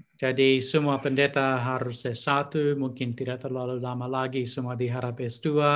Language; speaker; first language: Indonesian; non-native, fluent; English